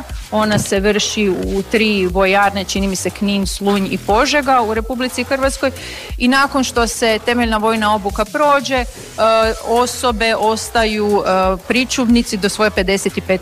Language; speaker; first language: Serbian; native; Serbian